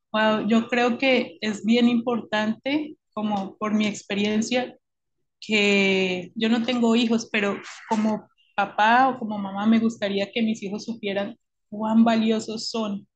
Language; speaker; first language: Spanish; native; Spanish